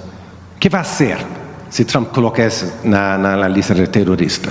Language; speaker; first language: Spanish; non-native, learner; Swedish